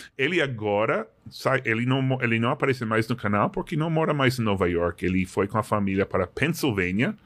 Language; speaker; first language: Portuguese; non-native, fluent; English